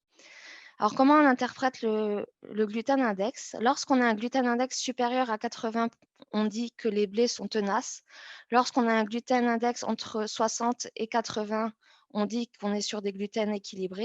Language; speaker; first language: French; native; French